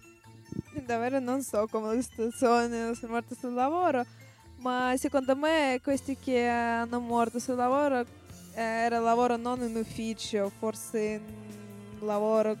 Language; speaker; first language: Italian; non-native, learner; Russian